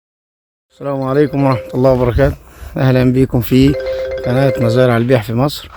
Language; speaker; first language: Arabic; native; Arabic